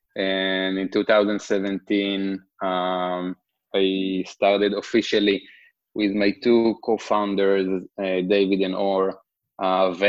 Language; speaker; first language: English; non-native, fluent; Hebrew